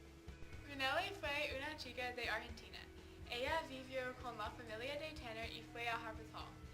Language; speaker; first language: Spanish; non-native, learner; English